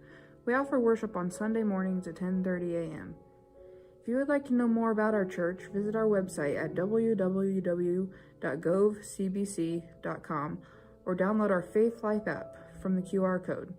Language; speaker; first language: English; native; English